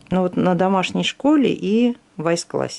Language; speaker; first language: Russian; native; Russian